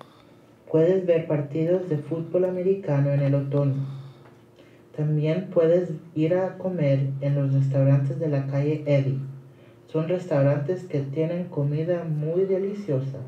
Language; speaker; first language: Spanish; non-native, learner; English